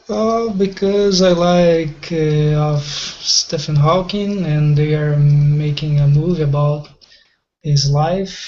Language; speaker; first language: English; non-native, learner; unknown